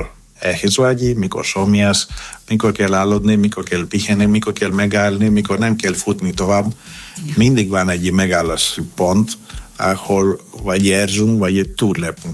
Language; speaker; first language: Hungarian; non-native, fluent; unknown